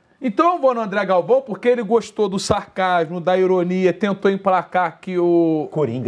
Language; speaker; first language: Portuguese; native; Portuguese